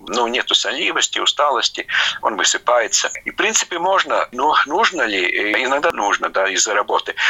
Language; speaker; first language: Russian; non-native, local second language; Latvian